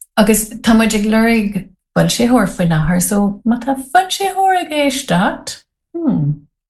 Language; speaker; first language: Irish; non-native, local second language; English